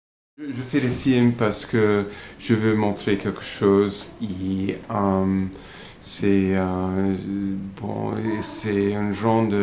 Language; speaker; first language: French; non-native, fluent; English